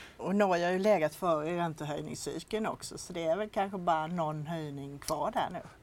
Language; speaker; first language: Swedish; native; Swedish